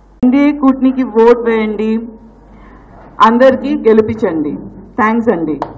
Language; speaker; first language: Telugu; non-native, learner; Gujarati